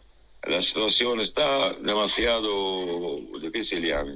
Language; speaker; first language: Spanish; non-native, fluent; Arabic